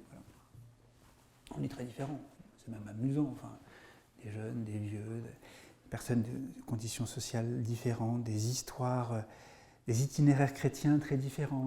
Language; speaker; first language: French; native; French